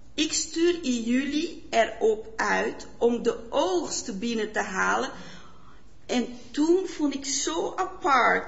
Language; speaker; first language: Dutch; non-native, fluent; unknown